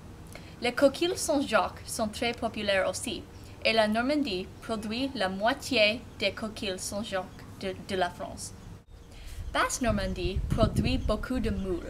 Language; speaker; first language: French; non-native, learner; English